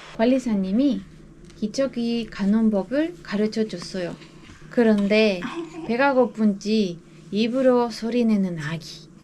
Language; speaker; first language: Korean; non-native, learner; Spanish